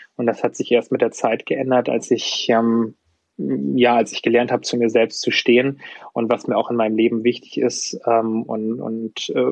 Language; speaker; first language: German; native; German